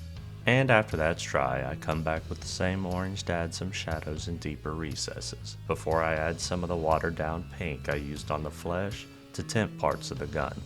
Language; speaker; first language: English; native; English